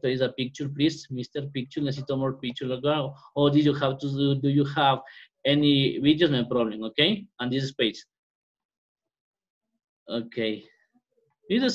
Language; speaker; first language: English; non-native, learner; Spanish